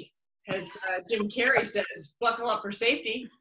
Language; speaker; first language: English; native; English